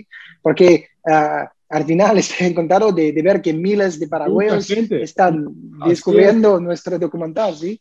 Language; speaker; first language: Spanish; non-native, learner; French